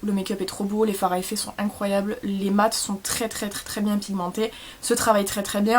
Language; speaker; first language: French; native; French